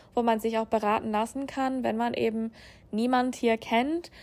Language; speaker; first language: German; non-native, fluent; English